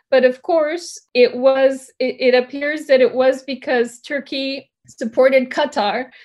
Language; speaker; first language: English; early bilingual, other home language; Turkish